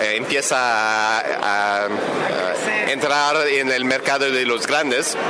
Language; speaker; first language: Spanish; non-native, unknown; French